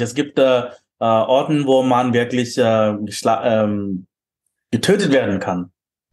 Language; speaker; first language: German; non-native, fluent; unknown